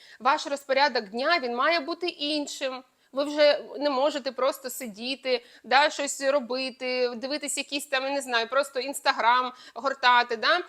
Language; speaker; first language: Ukrainian; non-native, local second language; Russian